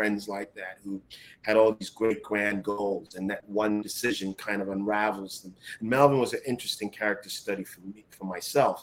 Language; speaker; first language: English; non-native, local second language; Akan